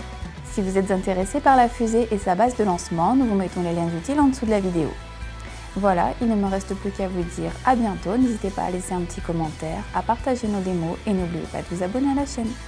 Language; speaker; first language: French; native; French